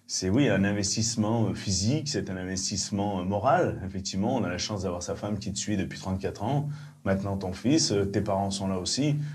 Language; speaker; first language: French; native; French